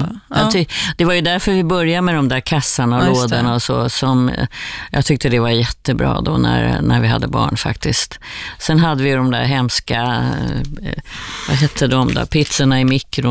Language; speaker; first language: Swedish; native; Swedish